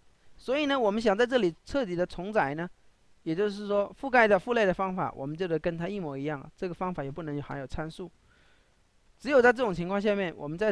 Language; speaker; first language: Chinese; native; Chinese